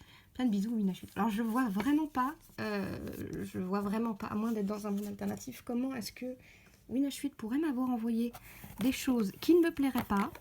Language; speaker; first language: French; native; French